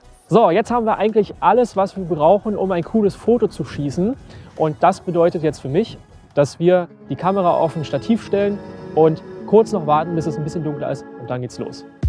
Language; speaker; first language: German; native; German